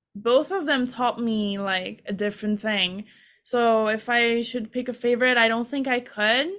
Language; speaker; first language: English; non-native, fluent; Hungarian